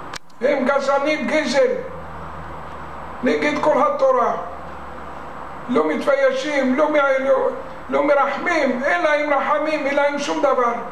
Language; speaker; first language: Hebrew; non-native, fluent; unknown